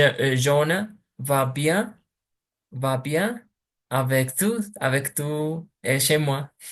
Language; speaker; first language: French; non-native, learner; Portuguese